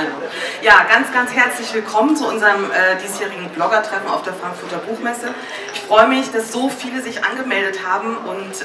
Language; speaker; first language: German; native; German